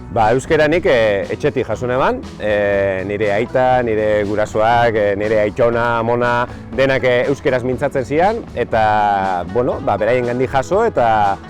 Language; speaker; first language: Basque; native; Basque